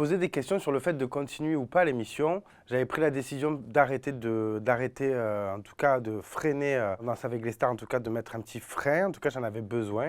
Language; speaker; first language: French; native; French